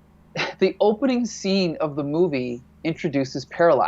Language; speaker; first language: English; native; English